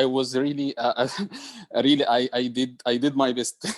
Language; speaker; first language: English; non-native, learner; Arabic